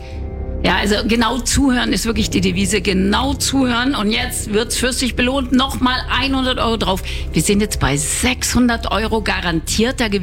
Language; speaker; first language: German; native; German